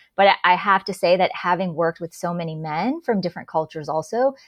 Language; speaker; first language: English; native; English